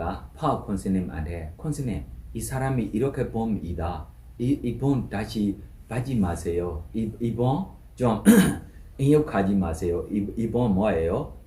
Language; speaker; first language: Korean; non-native, learner; Burmese